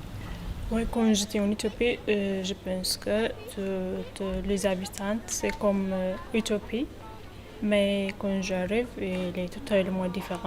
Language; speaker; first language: French; non-native, learner; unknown